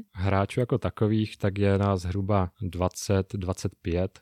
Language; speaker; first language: Czech; native; Czech